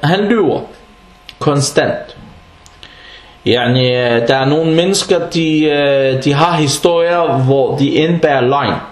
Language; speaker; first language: Danish; non-native, fluent; Arabic